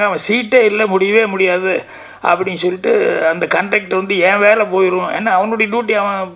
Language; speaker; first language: Tamil; native; Tamil